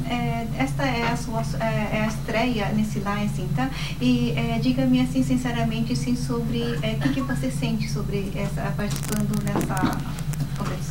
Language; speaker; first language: Portuguese; non-native, learner; Japanese